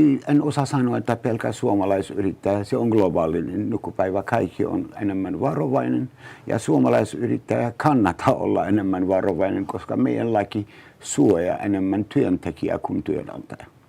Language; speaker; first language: Finnish; non-native, learner; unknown